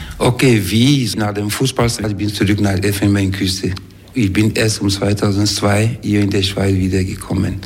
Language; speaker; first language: German; non-native, fluent; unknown